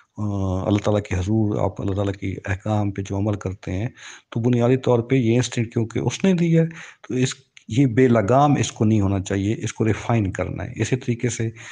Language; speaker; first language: Urdu; native; Urdu